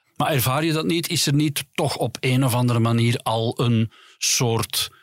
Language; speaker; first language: Dutch; native; Dutch